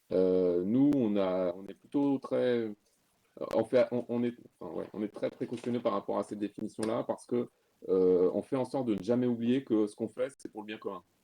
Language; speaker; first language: French; native; French